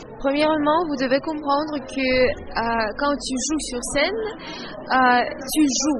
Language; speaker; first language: French; non-native, fluent; Russian